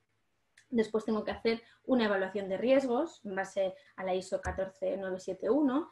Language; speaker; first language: Spanish; native; Spanish